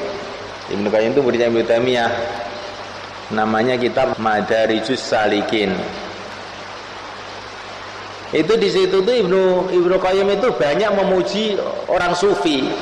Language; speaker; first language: Indonesian; native; Indonesian